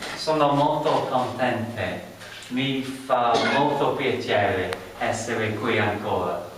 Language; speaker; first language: Italian; non-native, learner; English